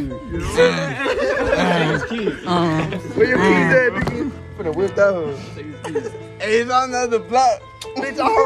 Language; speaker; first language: English; native; English